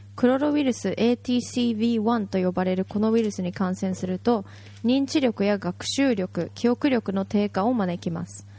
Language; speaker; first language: Japanese; native; Japanese